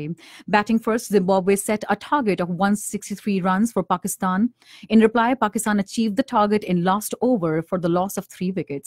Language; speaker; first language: English; non-native, local second language; Urdu